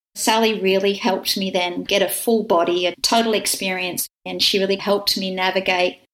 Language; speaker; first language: English; native; English